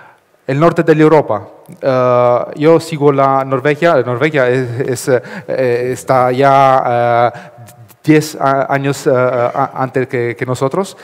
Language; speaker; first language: Spanish; non-native, learner; Italian